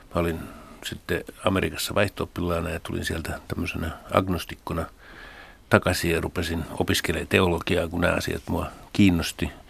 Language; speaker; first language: Finnish; native; Finnish